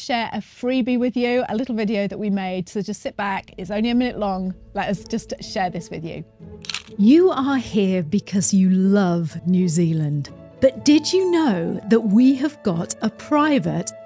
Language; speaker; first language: English; native; English